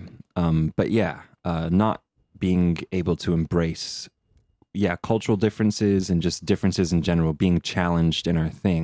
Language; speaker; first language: English; native; English